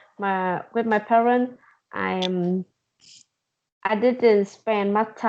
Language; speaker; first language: English; non-native, learner; Vietnamese